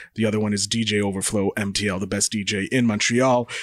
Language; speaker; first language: English; native; English